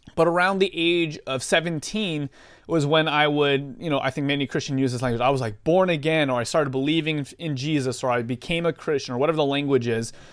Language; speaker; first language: English; native; English